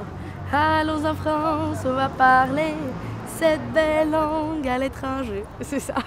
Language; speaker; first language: French; non-native, learner; Macedonian